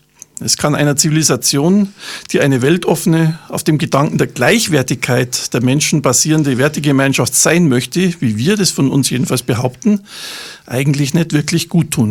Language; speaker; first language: German; native; German